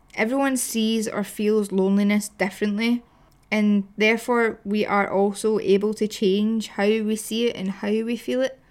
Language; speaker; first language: English; native; English